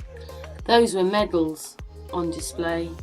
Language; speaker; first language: English; native; English